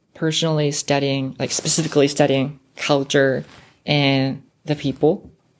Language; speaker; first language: English; non-native, fluent; Japanese